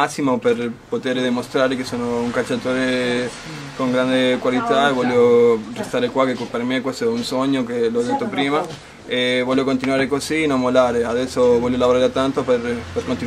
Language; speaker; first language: Italian; non-native, fluent; Spanish